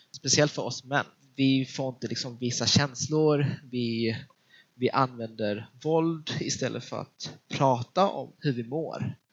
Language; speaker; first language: Swedish; early bilingual, other home language; Vietnamese